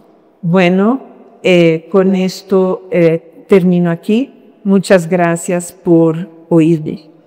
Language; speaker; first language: Spanish; non-native, fluent; Portuguese